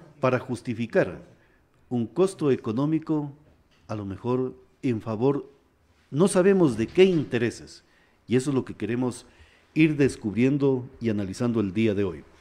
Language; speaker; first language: Spanish; native; Spanish